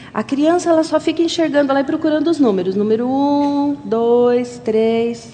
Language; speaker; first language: Portuguese; native; Portuguese